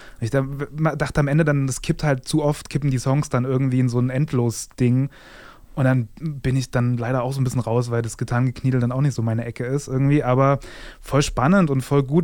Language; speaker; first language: German; native; German